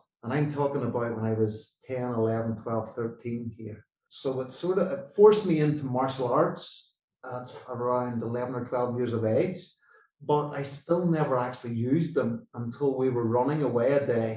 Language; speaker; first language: English; native; English